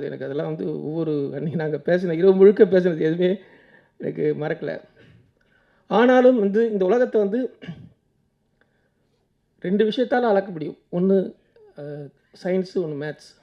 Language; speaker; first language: Tamil; native; Tamil